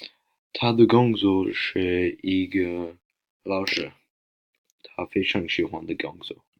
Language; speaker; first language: Chinese; non-native, learner; English